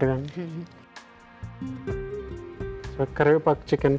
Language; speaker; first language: Telugu; native; Telugu